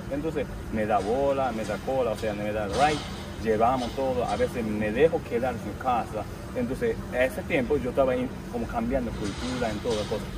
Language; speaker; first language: Spanish; non-native, learner; Japanese